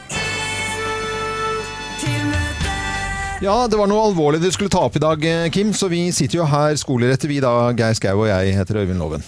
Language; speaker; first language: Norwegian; native; Norwegian